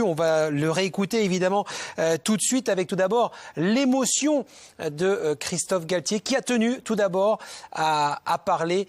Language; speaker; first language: French; native; French